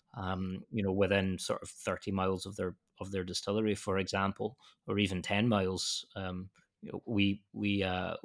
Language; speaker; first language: English; native; English